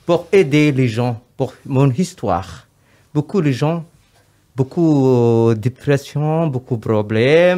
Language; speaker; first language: French; non-native, learner; Somali